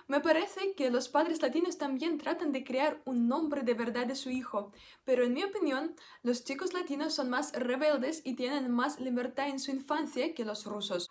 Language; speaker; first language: Spanish; non-native, fluent; Russian